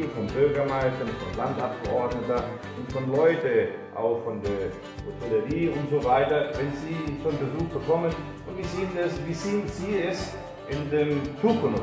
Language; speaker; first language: German; non-native, fluent; Portuguese